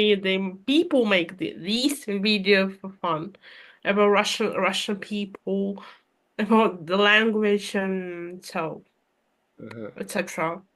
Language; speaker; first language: English; non-native, fluent; Russian